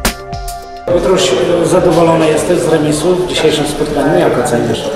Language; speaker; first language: Polish; native; Polish